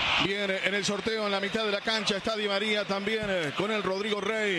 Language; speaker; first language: Spanish; native; Spanish